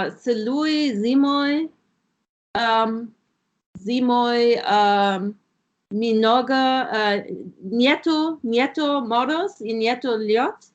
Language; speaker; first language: Russian; non-native, learner; German